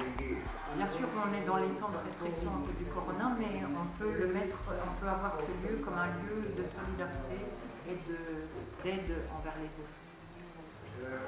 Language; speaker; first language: French; native; French